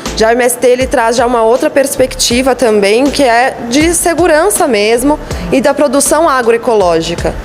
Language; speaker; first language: Portuguese; native; Portuguese